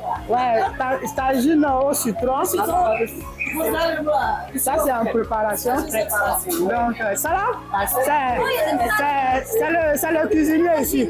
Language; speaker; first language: French; non-native, fluent; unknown